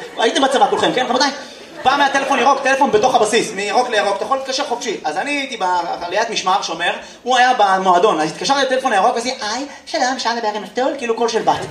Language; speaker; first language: Hebrew; native; Hebrew